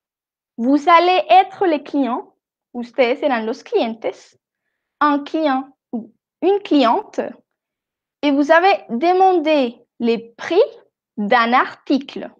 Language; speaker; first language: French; non-native, fluent; Spanish